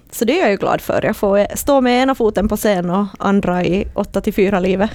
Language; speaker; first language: Swedish; native; Swedish